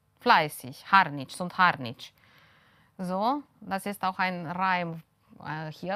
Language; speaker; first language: German; non-native, fluent; Romanian